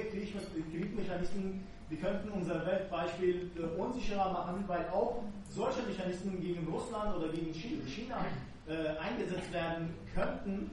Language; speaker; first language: German; non-native, fluent; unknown